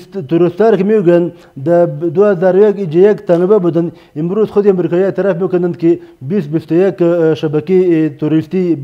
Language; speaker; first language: Persian; non-native, local second language; Pashto